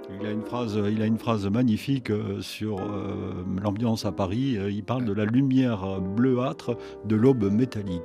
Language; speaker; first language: French; native; French